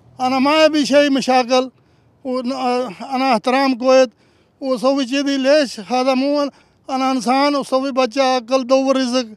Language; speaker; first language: Arabic; non-native, learner; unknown